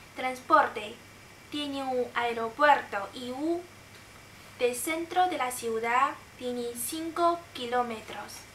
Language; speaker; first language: Spanish; non-native, fluent; Chinese